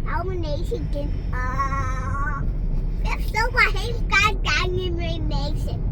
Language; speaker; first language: Danish; early bilingual, other home language; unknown